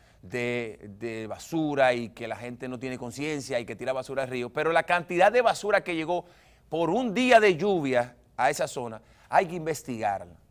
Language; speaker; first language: Spanish; native; Spanish